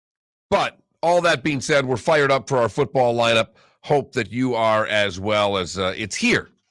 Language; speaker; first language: English; native; English